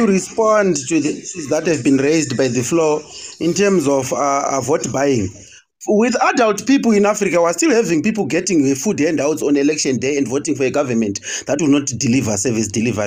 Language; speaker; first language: English; non-native, local second language; Shona